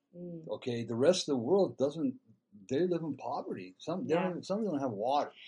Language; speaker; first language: English; native; English